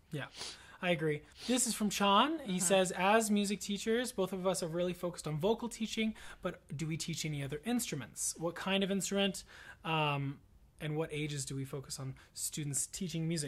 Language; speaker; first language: English; native; English